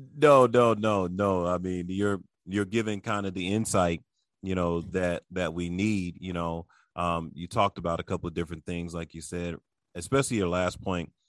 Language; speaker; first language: English; early bilingual, other home language; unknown